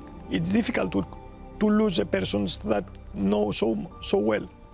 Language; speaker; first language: English; non-native, learner; Greek